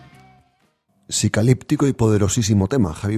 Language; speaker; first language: Spanish; native; Spanish